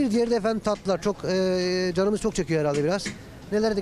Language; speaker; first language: Turkish; native; Turkish